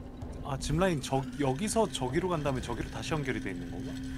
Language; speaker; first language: Korean; native; Korean